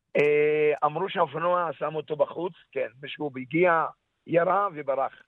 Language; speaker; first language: Hebrew; non-native, local second language; Arabic